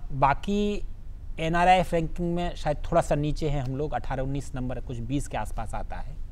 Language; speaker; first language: Hindi; native; Hindi